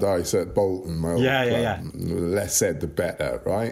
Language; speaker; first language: English; native; English